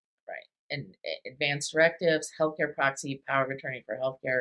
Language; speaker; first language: English; native; English